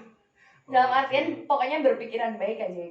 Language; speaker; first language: Indonesian; native; Indonesian